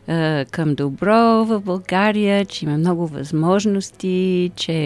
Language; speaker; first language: Bulgarian; early bilingual, heritage; Bulgarian